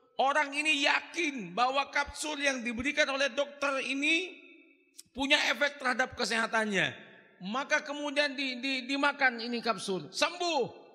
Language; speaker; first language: Indonesian; non-native, local second language; Madurese